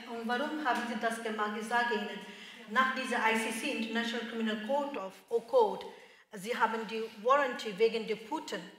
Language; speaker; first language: German; non-native, learner; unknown